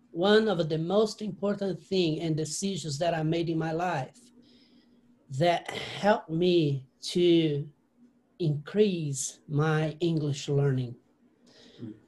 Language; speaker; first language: English; non-native, learner; Portuguese